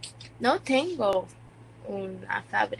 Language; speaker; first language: Spanish; non-native, learner; English